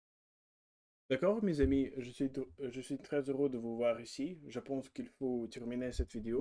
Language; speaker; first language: French; non-native, learner; Russian